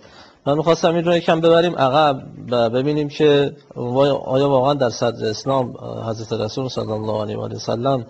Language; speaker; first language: Persian; native; Persian